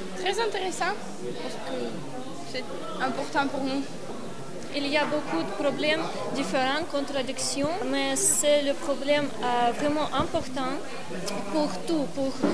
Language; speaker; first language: French; non-native, learner; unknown